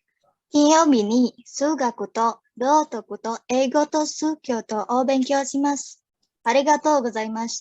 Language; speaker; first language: Japanese; non-native, learner; Indonesian